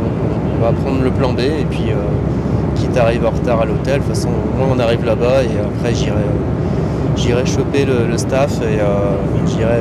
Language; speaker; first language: French; native; French